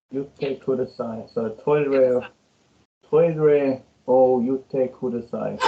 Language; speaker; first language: Japanese; non-native, learner; English